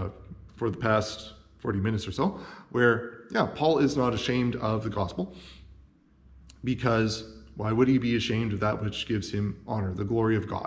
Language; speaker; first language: English; native; English